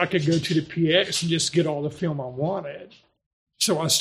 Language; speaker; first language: English; native; English